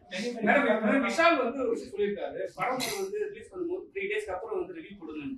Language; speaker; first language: Tamil; native; Tamil